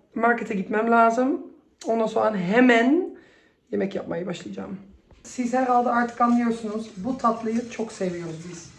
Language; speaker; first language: Turkish; non-native, fluent; Dutch